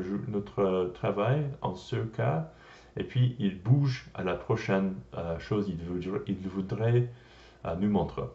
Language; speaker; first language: French; non-native, learner; English